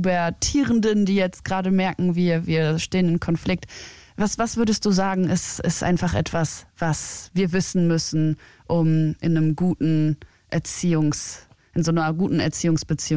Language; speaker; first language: German; native; German